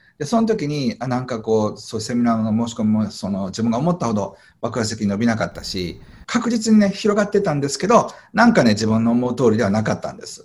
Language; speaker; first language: Japanese; native; Japanese